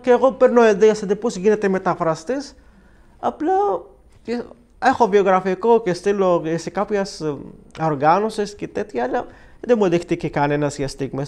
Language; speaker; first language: Greek; non-native, learner; Arabic